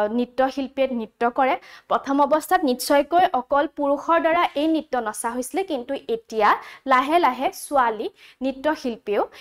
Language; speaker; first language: Assamese; native; Assamese